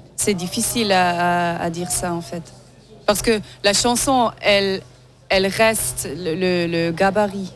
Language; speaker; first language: French; non-native, local second language; Swiss German